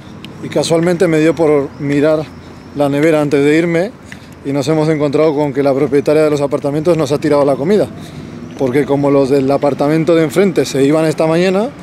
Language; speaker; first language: Spanish; native; Spanish